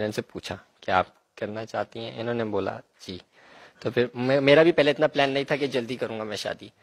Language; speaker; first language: Urdu; early bilingual, heritage; Urdu